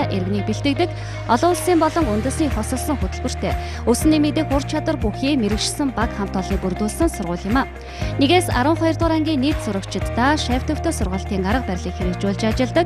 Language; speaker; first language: Mongolian; native; Mongolian